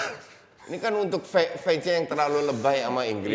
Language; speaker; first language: Indonesian; native; Indonesian